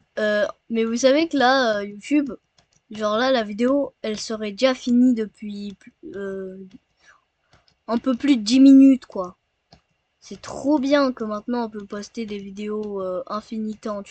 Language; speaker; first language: French; native; French